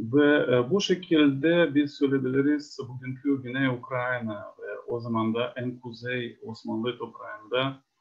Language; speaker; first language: Turkish; non-native, fluent; Ukrainian